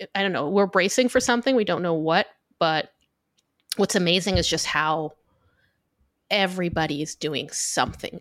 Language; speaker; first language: English; early bilingual, other home language; Hebrew